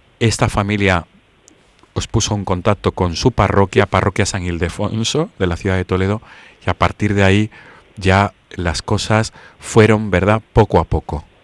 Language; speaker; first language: Spanish; native; Spanish